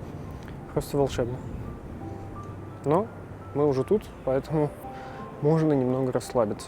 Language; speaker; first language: Russian; native; Russian